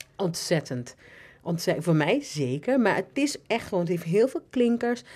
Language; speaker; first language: Dutch; non-native, local second language; Papiamento